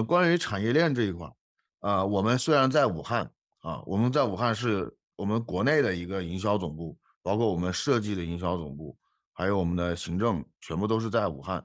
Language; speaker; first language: Chinese; native; Chinese